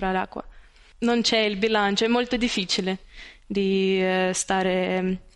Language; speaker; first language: Italian; non-native, learner; Ukrainian